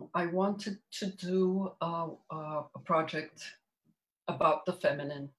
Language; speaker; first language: English; early bilingual, other home language; Portuguese